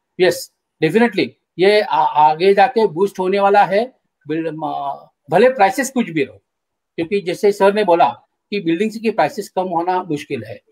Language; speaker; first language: Hindi; non-native, local second language; Marathi